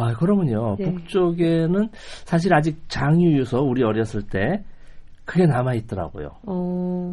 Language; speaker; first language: Korean; native; Korean